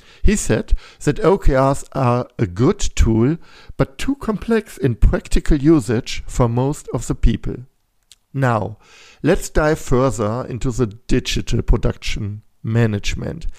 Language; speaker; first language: English; non-native, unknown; German